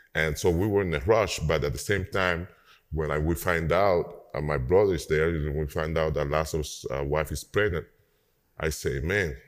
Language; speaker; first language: English; non-native, fluent; Spanish